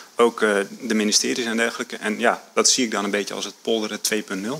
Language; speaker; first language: Dutch; native; Dutch